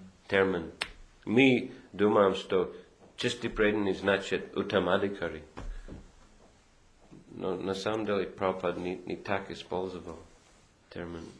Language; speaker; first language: Russian; non-native, fluent; English